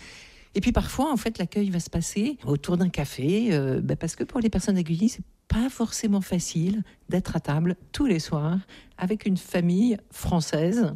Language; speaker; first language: French; native; French